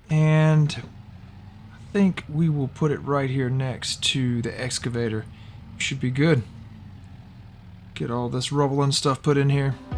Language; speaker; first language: English; native; English